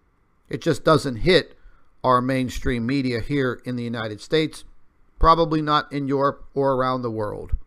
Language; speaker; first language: English; native; English